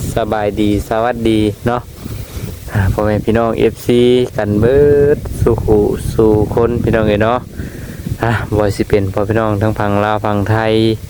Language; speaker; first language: Thai; native; Thai